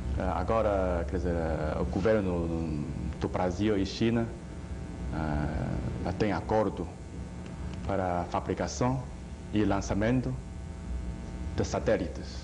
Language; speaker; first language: Portuguese; non-native, fluent; Chinese